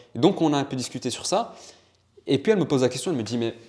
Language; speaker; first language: French; early bilingual, other home language; Italian